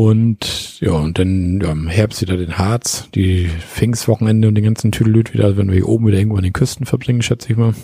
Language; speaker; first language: German; native; German